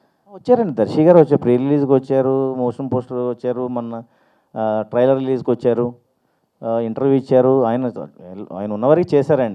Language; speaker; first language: Telugu; native; Telugu